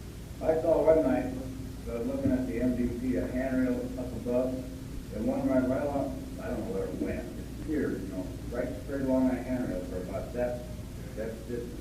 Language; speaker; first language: English; native; English